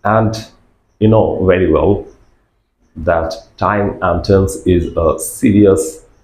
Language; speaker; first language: English; non-native, local second language; Bangla